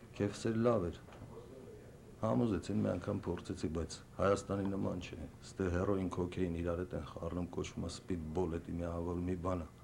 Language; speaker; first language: Armenian; native; Armenian